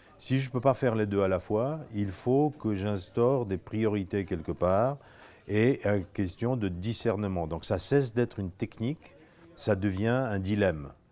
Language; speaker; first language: French; non-native, fluent; Polish